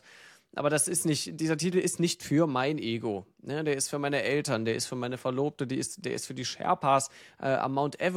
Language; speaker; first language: German; native; German